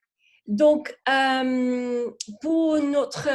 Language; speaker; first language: French; non-native, fluent; English